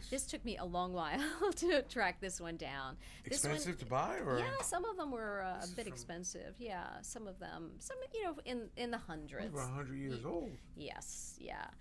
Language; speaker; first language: English; native; English